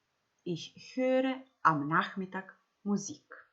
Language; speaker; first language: German; non-native, fluent; Macedonian